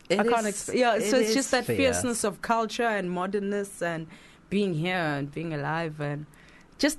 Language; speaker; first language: English; non-native, local second language; Zulu